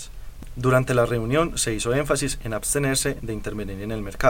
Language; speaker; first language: Spanish; native; Spanish